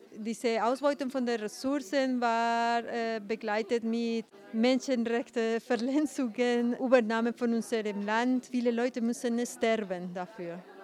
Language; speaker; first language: German; non-native, fluent; Spanish